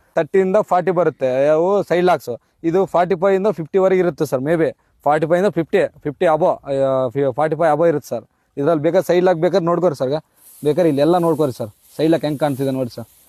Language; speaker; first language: Kannada; native; Kannada